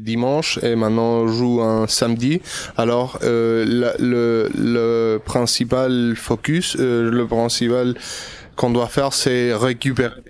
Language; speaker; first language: French; non-native, fluent; Spanish